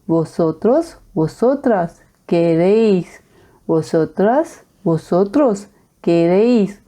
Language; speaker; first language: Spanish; non-native, fluent; Hindi